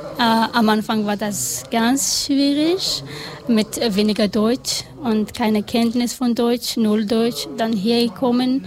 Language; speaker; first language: German; non-native, learner; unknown